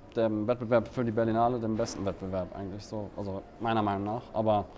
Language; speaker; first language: German; native; German